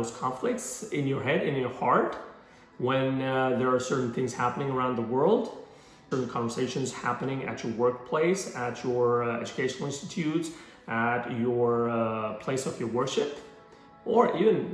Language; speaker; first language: English; non-native, local second language; Urdu